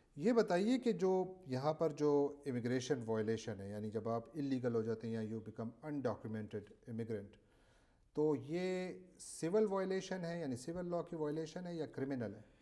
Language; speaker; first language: Urdu; native; Urdu